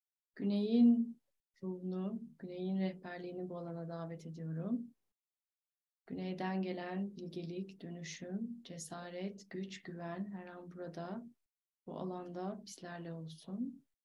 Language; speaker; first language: Turkish; native; Turkish